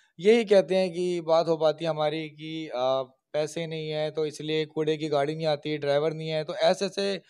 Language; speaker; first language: Hindi; native; Hindi